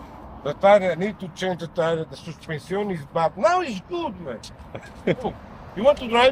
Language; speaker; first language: English; non-native, learner; Portuguese